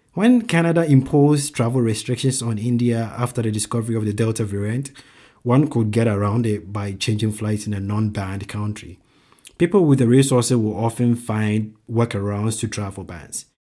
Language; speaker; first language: English; non-native, local second language; Akan